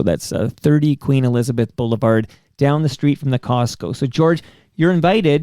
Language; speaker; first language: English; native; English